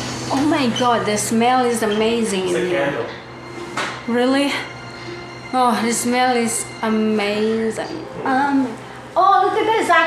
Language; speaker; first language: English; non-native, fluent; Indonesian